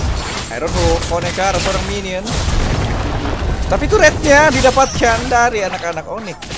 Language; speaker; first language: Indonesian; native; Indonesian